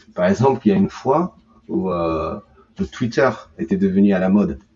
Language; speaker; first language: French; early bilingual, heritage; Japanese